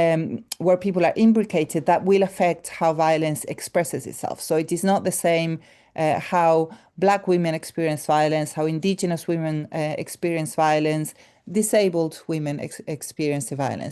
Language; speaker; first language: English; non-native, fluent; Spanish